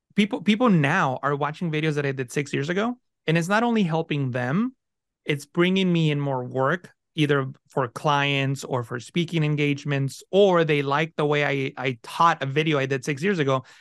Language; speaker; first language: English; early bilingual, other home language; Spanish